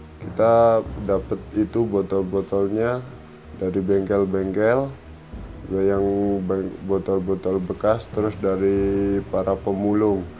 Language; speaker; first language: Indonesian; native; Indonesian